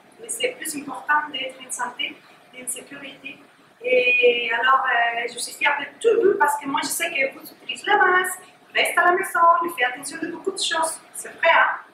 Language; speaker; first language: French; non-native, fluent; Spanish